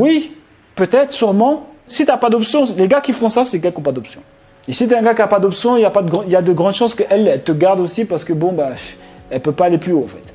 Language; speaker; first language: French; native; French